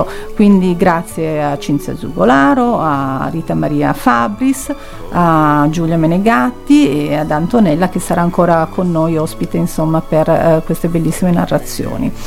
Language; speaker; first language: Italian; native; Italian